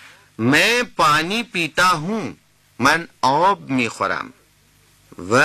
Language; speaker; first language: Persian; non-native, fluent; Urdu